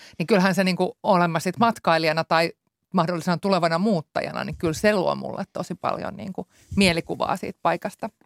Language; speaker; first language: Finnish; native; Finnish